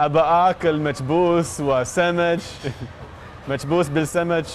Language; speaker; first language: Arabic; non-native, learner; English